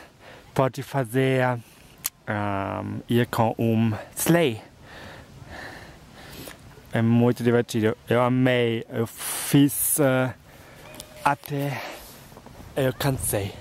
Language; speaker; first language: Portuguese; non-native, fluent; German